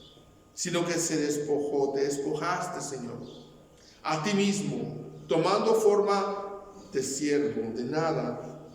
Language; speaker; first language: Spanish; native; Spanish